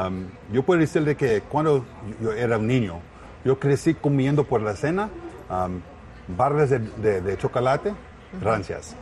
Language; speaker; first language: Spanish; non-native, learner; English